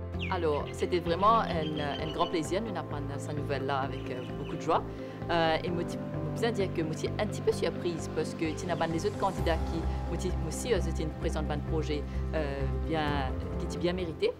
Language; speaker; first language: French; non-native, local second language; Morisyen